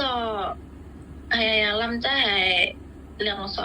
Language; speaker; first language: Cantonese; non-native, learner; Indonesian